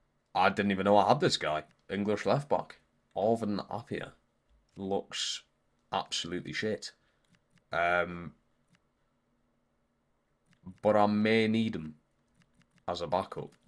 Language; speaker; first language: English; native; English